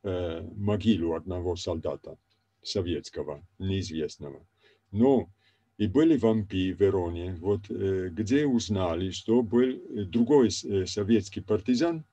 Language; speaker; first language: Russian; non-native, fluent; Italian